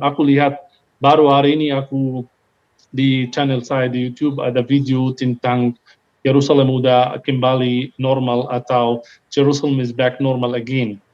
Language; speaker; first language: Indonesian; non-native, fluent; Hebrew